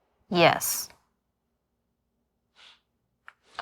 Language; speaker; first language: English; native; English